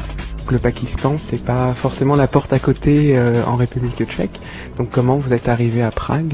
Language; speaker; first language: French; native; French